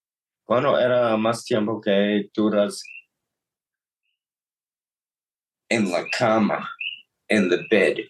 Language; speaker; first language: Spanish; non-native, learner; English